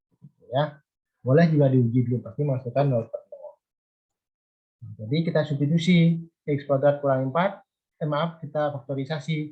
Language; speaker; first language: Indonesian; native; Indonesian